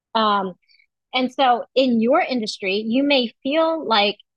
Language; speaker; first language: English; native; English